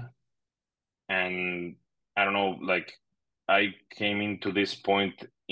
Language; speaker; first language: English; non-native, fluent; Spanish